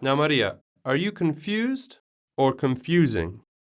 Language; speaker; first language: English; native; English